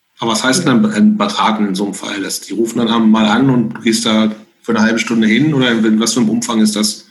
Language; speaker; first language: German; native; German